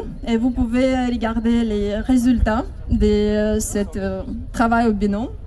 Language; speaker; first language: French; non-native, fluent; Ukrainian